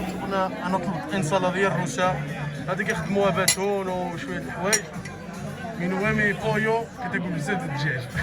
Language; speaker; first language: Arabic; native; Arabic